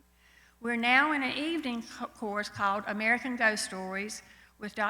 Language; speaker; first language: English; native; English